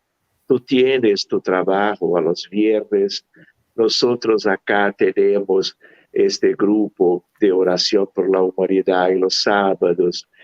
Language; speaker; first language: Spanish; non-native, fluent; Portuguese